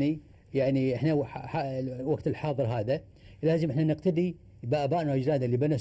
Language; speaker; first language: Arabic; native; Arabic